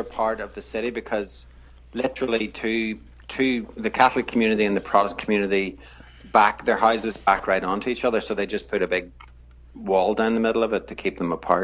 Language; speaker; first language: English; native; English